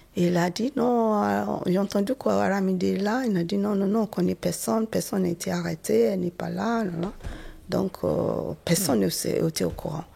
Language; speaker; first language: French; non-native, fluent; Yoruba